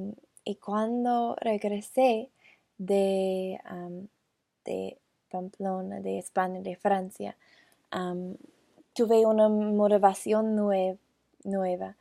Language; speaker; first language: Spanish; non-native, learner; English